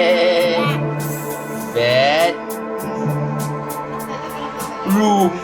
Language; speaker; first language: English; non-native, local second language; Malay